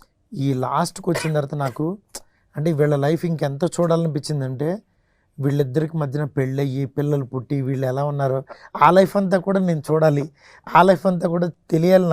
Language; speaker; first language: Telugu; native; Telugu